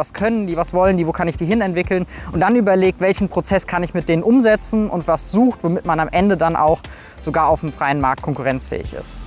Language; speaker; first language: German; native; German